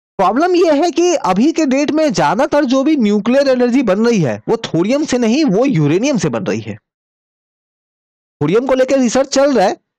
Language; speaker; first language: Hindi; native; Hindi